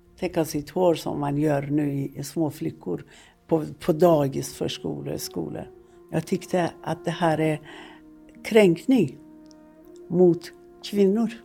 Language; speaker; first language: Swedish; non-native, fluent; Persian